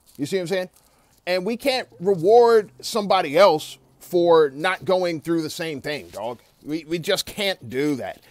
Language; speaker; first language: English; native; English